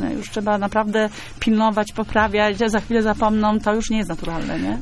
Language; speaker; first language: Polish; native; Polish